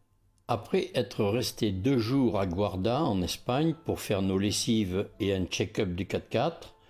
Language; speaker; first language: French; native; French